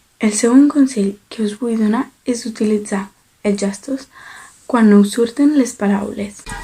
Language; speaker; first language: Catalan; non-native, learner; Italian